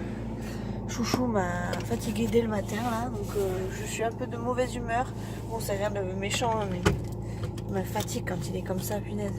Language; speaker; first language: French; native; French